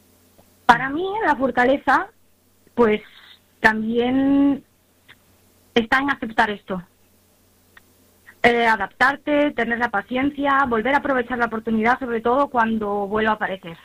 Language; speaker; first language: Spanish; native; Spanish